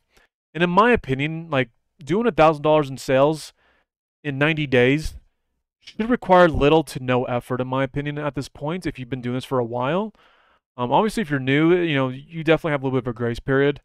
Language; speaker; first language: English; native; English